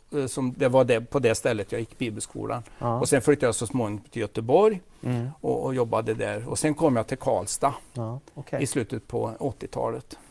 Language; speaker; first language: Swedish; native; Swedish